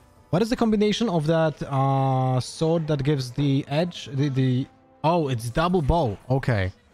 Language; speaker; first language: English; non-native, fluent; Polish